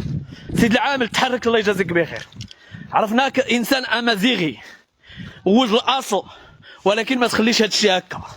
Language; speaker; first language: Arabic; native; Arabic